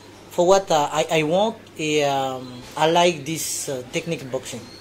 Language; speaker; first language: English; non-native, learner; French